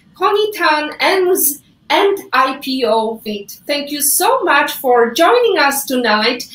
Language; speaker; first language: English; non-native, fluent; Polish